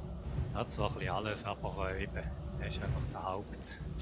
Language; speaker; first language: German; native; German